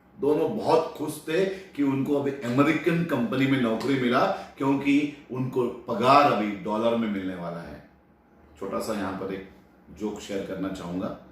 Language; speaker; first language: Hindi; non-native, local second language; Marathi